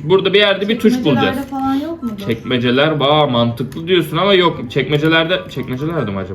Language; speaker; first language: Turkish; native; Turkish